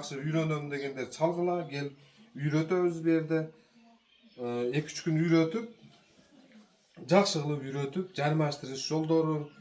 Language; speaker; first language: Kyrgyz; non-native, local second language; Uzbek